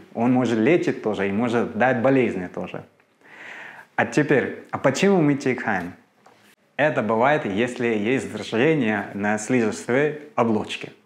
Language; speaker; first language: Russian; non-native, fluent; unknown